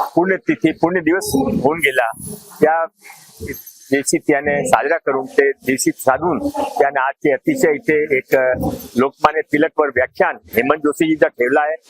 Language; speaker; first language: Marathi; non-native, local second language; Hindi